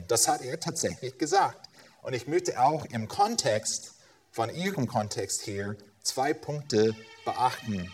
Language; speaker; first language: German; non-native, fluent; English